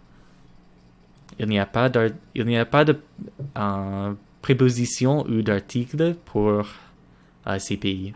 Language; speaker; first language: French; non-native, learner; English